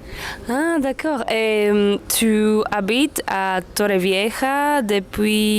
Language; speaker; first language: French; non-native, fluent; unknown